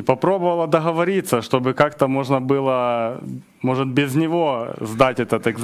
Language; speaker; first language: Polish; non-native, learner; Russian